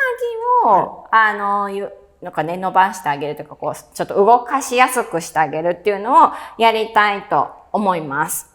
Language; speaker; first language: Japanese; native; Japanese